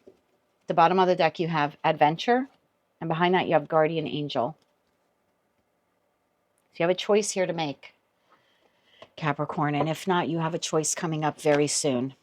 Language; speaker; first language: English; native; English